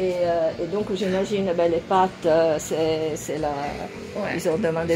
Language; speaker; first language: French; non-native, fluent; Italian